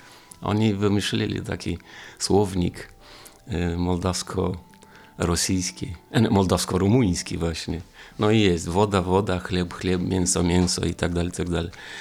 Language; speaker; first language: Polish; non-native, fluent; Romanian